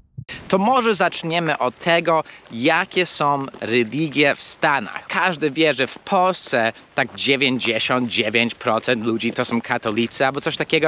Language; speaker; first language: Polish; non-native, fluent; English